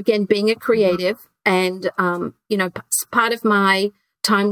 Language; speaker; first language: English; native; English